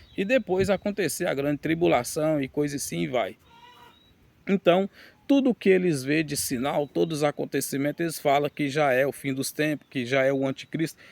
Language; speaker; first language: Portuguese; native; Portuguese